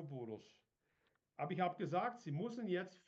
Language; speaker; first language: German; non-native, learner; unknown